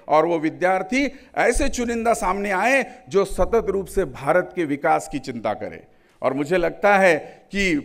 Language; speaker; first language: Hindi; non-native, local second language; Marathi